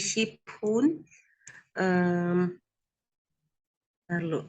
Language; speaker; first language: Korean; non-native, learner; Indonesian